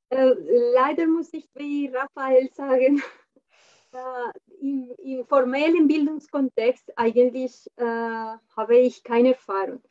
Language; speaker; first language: German; non-native, fluent; Spanish